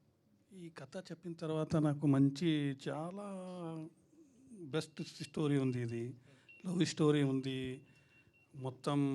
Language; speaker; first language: Telugu; non-native, learner; Hindi